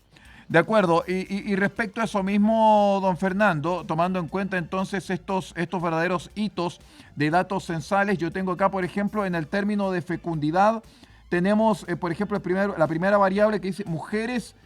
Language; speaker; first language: Spanish; native; Spanish